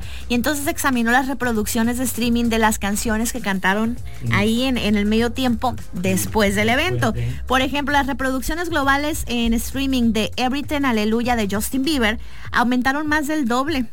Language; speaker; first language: Spanish; native; Spanish